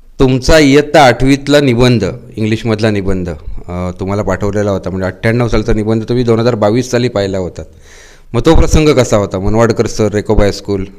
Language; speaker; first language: Marathi; native; Marathi